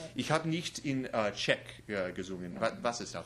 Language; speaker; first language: German; non-native, learner; English